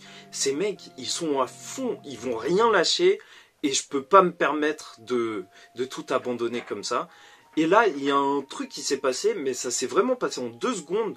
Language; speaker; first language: French; native; French